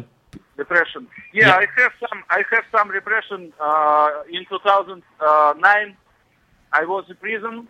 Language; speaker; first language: English; non-native, learner; Russian